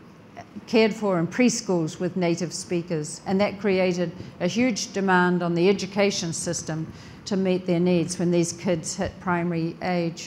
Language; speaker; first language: English; native; English